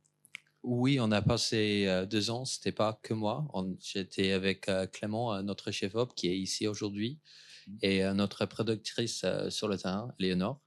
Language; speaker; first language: French; non-native, fluent; English